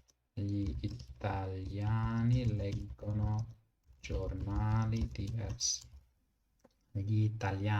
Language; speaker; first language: Italian; non-native, learner; English